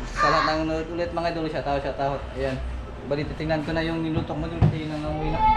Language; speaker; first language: Filipino; non-native, local second language; Cebuano